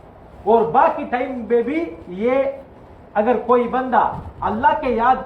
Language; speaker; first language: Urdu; non-native, fluent; Tamil